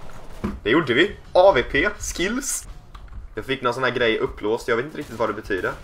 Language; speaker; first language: Swedish; native; Swedish